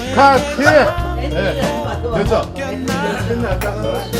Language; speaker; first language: Korean; native; Korean